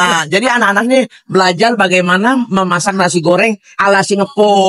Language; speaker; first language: Indonesian; native; Indonesian